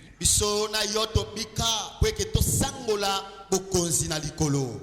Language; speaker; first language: Lingala; native; Lingala